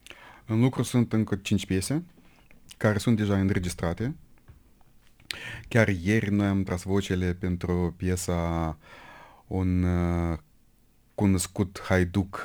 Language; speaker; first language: Romanian; non-native, local second language; Russian